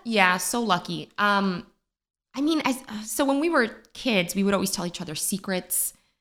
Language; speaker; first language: English; native; English